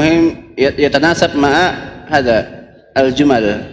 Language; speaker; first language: Arabic; non-native, fluent; Indonesian